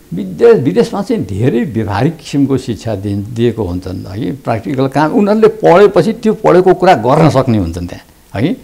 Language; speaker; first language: Nepali; native; Nepali